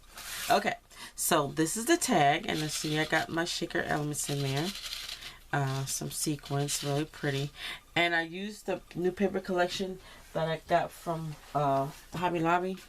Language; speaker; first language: English; native; English